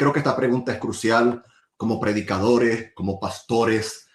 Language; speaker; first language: Spanish; native; Spanish